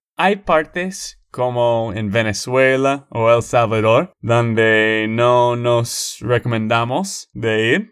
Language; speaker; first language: Spanish; non-native, fluent; English